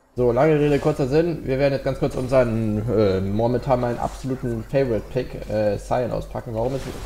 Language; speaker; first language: German; native; German